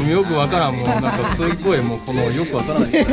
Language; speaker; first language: Japanese; native; Japanese